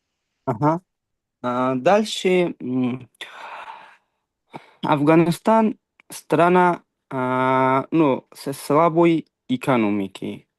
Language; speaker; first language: Russian; non-native, fluent; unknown